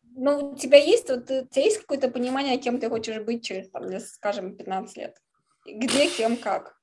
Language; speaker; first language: Russian; native; Russian